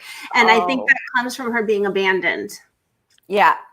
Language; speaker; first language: English; native; English